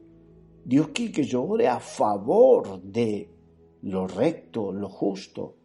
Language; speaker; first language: Spanish; native; Spanish